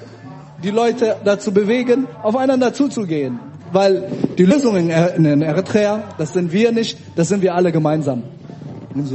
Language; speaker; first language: German; early bilingual, other home language; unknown